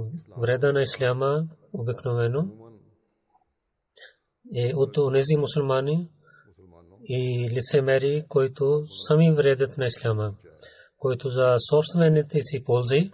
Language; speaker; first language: Bulgarian; non-native, learner; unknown